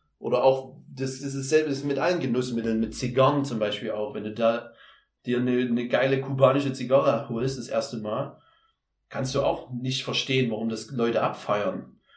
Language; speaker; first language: German; native; German